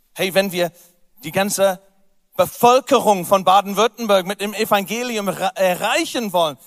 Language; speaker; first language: German; non-native, fluent; English